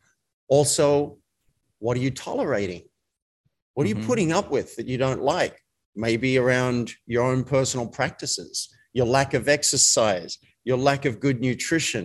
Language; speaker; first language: English; native; English